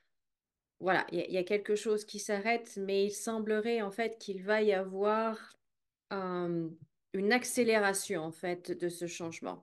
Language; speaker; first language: French; native; French